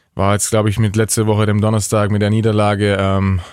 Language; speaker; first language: German; native; German